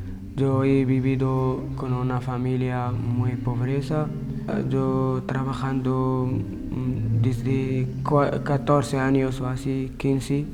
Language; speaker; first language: Spanish; non-native, learner; Arabic